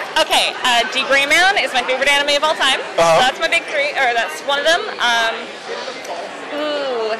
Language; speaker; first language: English; native; English